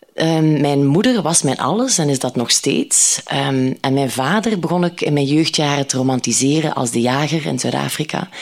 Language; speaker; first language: Dutch; native; Dutch